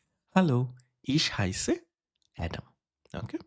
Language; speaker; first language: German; non-native, fluent; Bangla